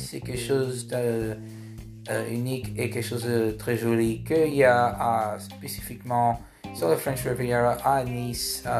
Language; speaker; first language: French; early bilingual, heritage; French